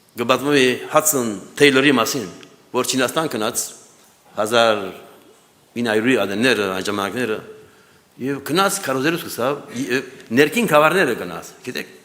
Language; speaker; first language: Armenian; early bilingual, heritage; Armenian